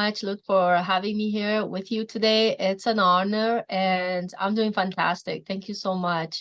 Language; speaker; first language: English; non-native, fluent; Polish